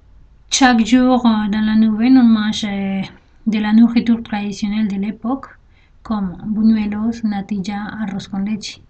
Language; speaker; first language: French; non-native, learner; Spanish